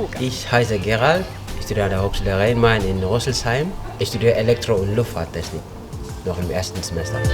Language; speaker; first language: German; non-native, learner; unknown